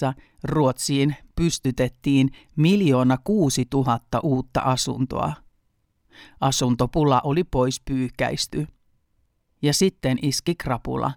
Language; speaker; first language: Finnish; early bilingual, heritage; Finnish